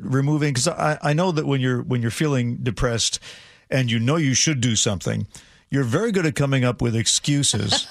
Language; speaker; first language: English; native; English